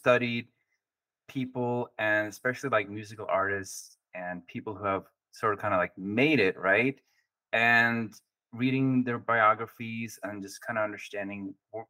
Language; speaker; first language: English; non-native, fluent; Norwegian